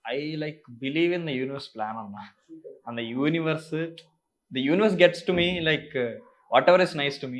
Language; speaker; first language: Tamil; non-native, learner; Telugu